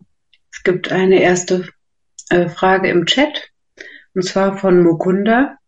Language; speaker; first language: German; native; German